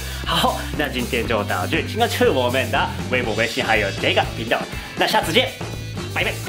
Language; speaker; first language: Chinese; non-native, fluent; Japanese